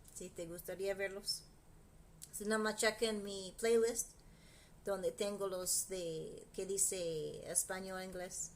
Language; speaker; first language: Spanish; non-native, fluent; English